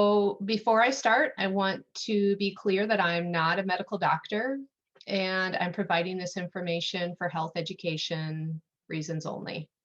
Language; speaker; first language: English; native; English